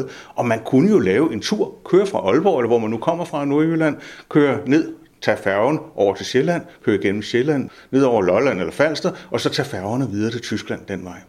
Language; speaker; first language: Danish; native; Danish